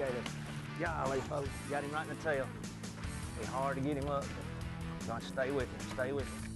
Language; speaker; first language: English; native; English